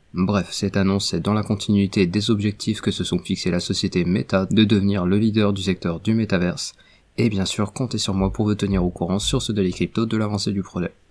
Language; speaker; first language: French; native; French